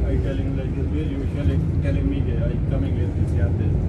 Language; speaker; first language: English; non-native, learner; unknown